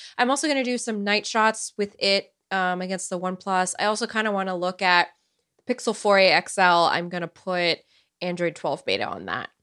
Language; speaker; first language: English; early bilingual, other home language; Romanian